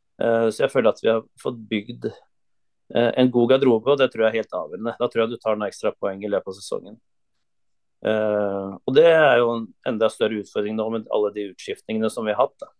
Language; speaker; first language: Norwegian; native; Norwegian